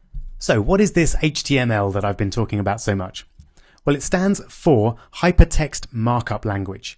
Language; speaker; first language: English; native; English